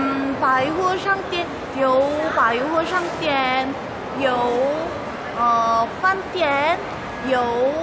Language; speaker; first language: Chinese; non-native, learner; Korean